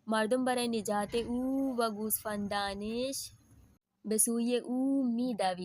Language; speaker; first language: Persian; non-native, fluent; Urdu